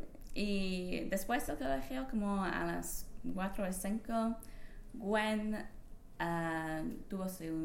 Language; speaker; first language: Spanish; non-native, learner; English